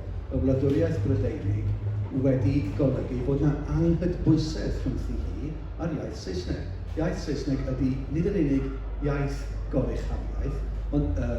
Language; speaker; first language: Welsh; native; Welsh